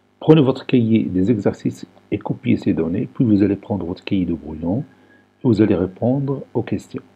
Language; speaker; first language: French; non-native, local second language; Arabic